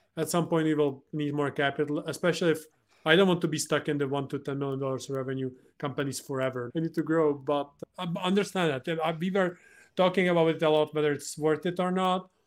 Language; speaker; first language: English; non-native, fluent; Czech